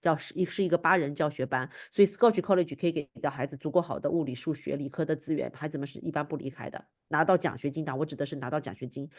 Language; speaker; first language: Chinese; native; Chinese